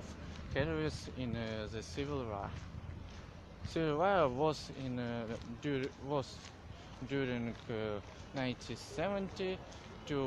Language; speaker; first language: English; non-native, learner; Russian